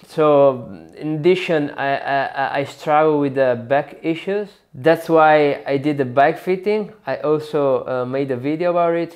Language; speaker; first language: English; non-native, learner; Italian